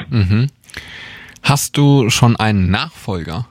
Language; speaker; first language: German; native; German